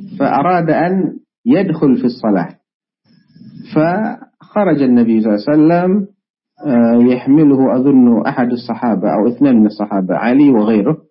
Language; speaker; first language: Arabic; non-native, fluent; Indonesian